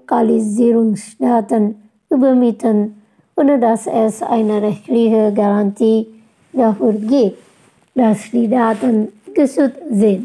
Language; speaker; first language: German; non-native, fluent; Indonesian